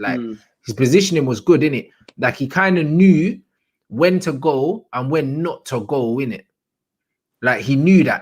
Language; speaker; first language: English; native; English